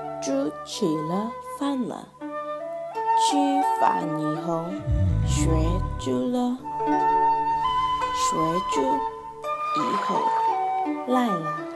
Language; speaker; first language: Chinese; non-native, learner; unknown